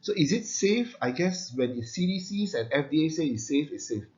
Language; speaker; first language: English; non-native, local second language; Malay